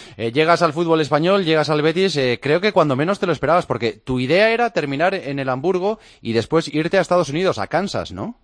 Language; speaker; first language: Spanish; native; Spanish